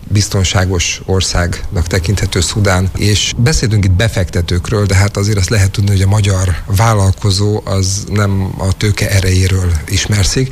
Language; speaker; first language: Hungarian; native; Hungarian